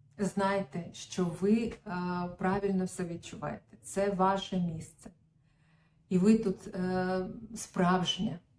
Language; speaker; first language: Ukrainian; non-native, local second language; Russian